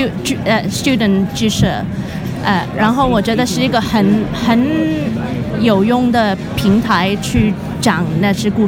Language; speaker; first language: Chinese; non-native, local second language; Cantonese